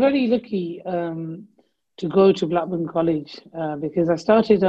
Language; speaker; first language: English; native; English